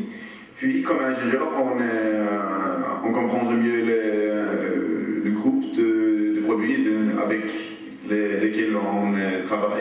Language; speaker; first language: French; non-native, learner; Swedish